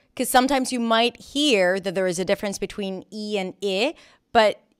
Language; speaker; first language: English; non-native, fluent; Hebrew